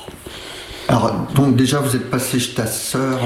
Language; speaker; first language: French; native; French